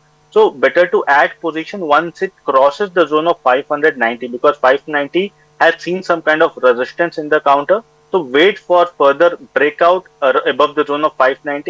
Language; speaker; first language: English; non-native, local second language; Hindi